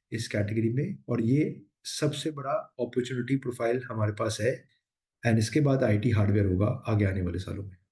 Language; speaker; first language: Hindi; native; Hindi